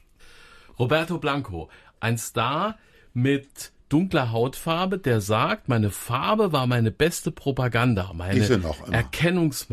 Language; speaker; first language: German; native; German